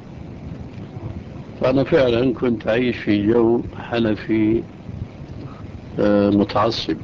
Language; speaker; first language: Arabic; early bilingual, other home language; Albanian